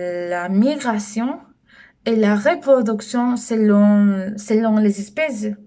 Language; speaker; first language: French; non-native, learner; Spanish